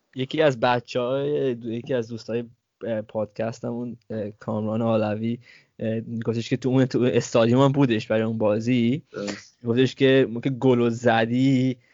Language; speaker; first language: Persian; early bilingual, heritage; Persian